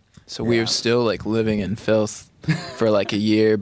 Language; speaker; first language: English; native; English